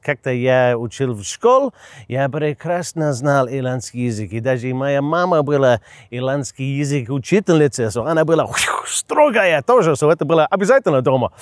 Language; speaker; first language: Russian; non-native, learner; English